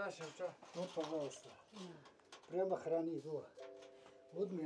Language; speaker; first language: Russian; non-native, local second language; Tajik